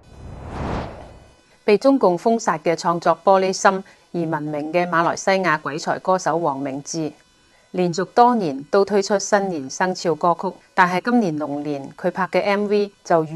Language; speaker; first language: Chinese; non-native, local second language; Cantonese